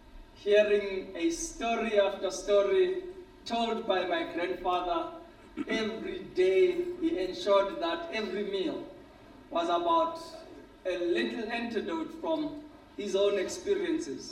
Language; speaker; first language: English; non-native, local second language; Xhosa